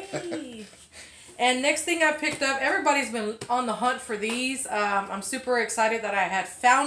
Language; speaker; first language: English; native; English